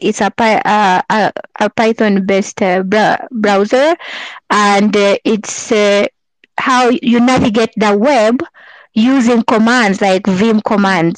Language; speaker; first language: English; non-native, local second language; Ganda